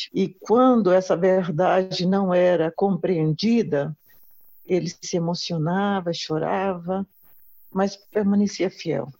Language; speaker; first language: Portuguese; native; Portuguese